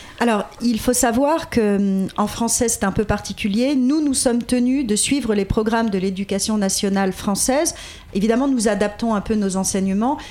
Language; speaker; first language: French; native; French